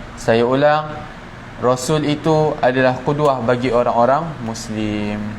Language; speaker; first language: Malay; native; Malay